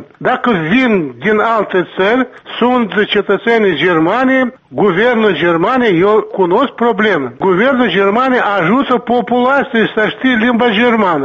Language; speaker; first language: Romanian; non-native, local second language; Gagauz